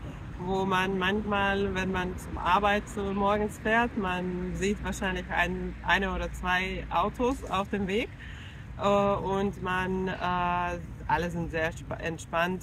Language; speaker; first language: German; non-native, fluent; Finnish